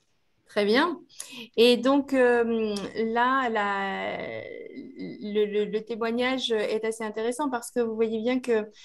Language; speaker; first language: French; native; French